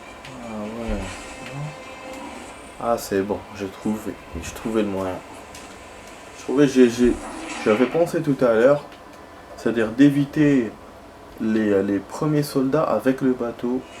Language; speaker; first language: French; native; French